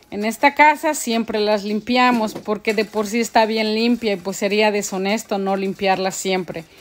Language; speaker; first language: Spanish; native; Spanish